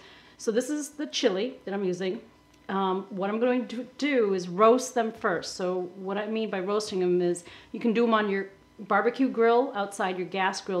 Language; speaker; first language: English; native; English